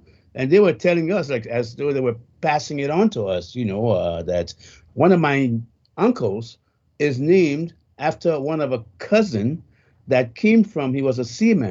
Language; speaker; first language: English; native; English